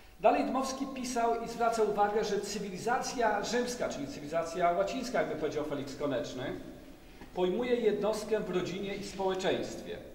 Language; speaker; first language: Polish; native; Polish